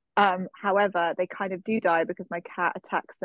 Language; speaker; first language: English; native; English